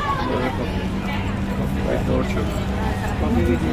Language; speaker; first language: English; non-native, local second language; Filipino